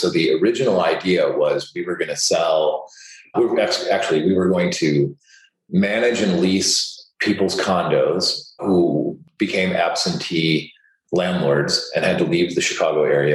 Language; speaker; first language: English; native; English